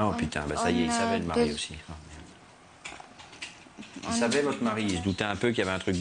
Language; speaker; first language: French; native; French